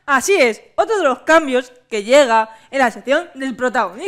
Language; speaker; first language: Spanish; native; Spanish